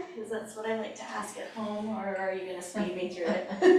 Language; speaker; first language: English; native; English